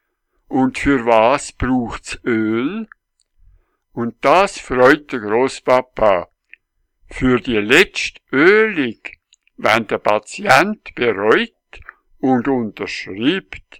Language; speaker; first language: German; native; German